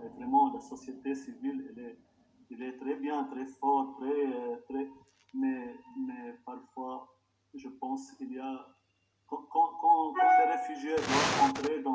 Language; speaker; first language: French; non-native, local second language; Arabic